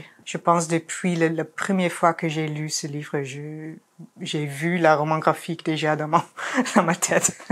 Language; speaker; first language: French; non-native, fluent; Dutch